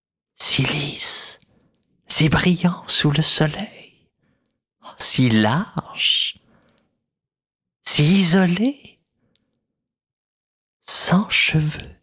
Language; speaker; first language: French; native; French